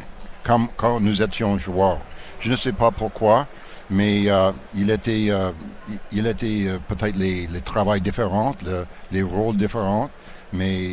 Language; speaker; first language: French; non-native, local second language; English